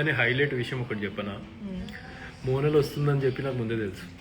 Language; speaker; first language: Telugu; native; Telugu